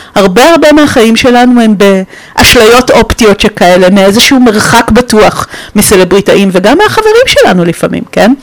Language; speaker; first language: Hebrew; non-native, fluent; Romanian